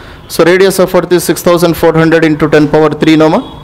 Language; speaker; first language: English; non-native, local second language; Telugu